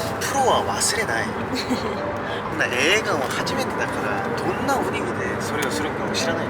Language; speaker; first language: Japanese; non-native, fluent; Korean